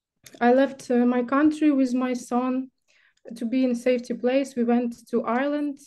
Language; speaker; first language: English; non-native, learner; Ukrainian